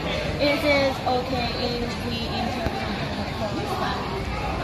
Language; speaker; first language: English; non-native, learner; Thai